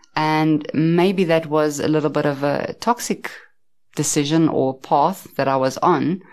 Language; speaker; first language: English; native; English